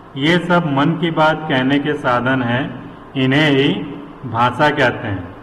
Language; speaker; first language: Hindi; native; Hindi